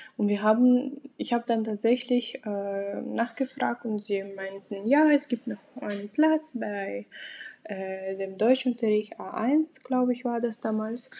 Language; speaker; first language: German; non-native, fluent; Russian